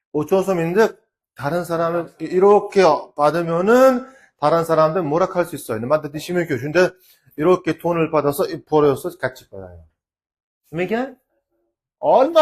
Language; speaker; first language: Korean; non-native, fluent; Uzbek